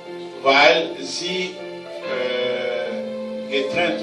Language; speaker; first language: German; non-native, learner; Romanian